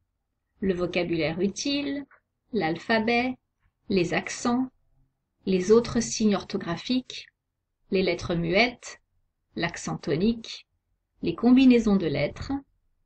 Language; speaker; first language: French; native; French